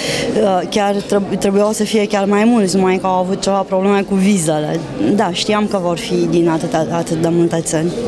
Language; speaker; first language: Romanian; native; Romanian